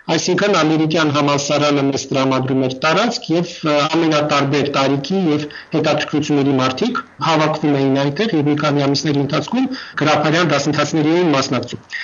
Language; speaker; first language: Armenian; non-native, fluent; Russian